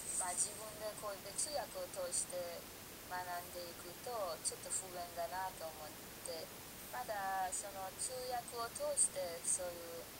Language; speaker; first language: Japanese; non-native, fluent; Persian